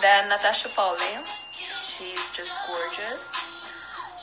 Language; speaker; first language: English; non-native, fluent; Russian